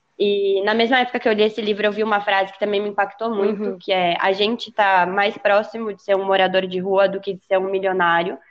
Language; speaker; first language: Portuguese; native; Portuguese